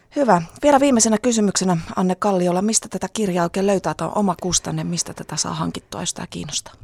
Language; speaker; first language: Finnish; native; Finnish